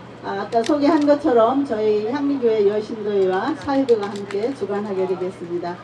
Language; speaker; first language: Korean; native; Korean